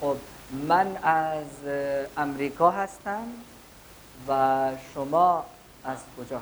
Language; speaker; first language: Persian; non-native, fluent; Urdu